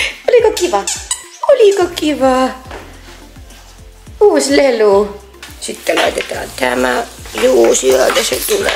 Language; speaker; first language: Finnish; native; Finnish